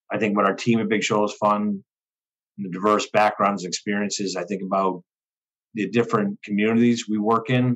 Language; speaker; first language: English; native; English